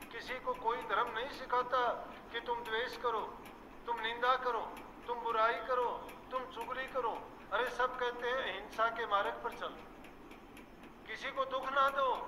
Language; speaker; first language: Hindi; native; Hindi